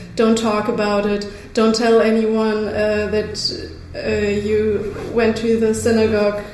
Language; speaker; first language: English; early bilingual, other home language; Russian